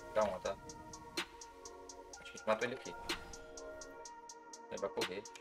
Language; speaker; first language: Portuguese; native; Portuguese